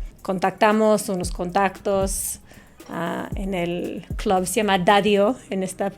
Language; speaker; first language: Spanish; non-native, fluent; English